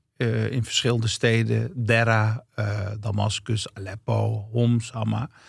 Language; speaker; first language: Dutch; early bilingual, other home language; Turkish